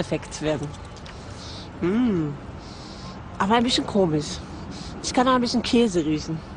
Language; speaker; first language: German; non-native, fluent; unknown